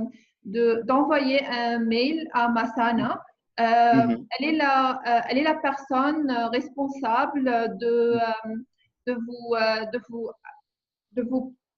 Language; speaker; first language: French; non-native, learner; English